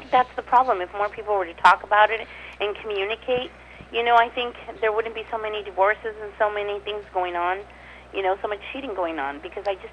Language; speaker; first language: English; non-native, fluent; Spanish